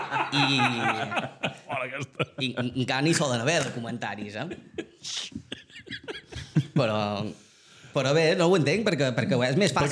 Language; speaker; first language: Catalan; native; Catalan